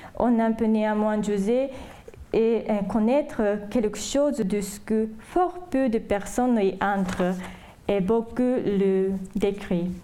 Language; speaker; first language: French; non-native, fluent; Japanese